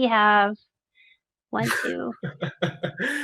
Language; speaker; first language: English; non-native, local second language; French